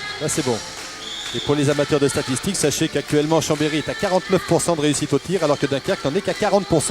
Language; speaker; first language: French; native; French